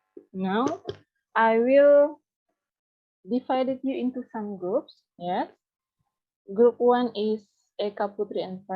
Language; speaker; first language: English; non-native, learner; Indonesian